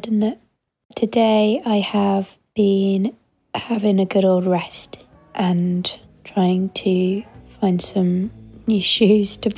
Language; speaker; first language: English; native; English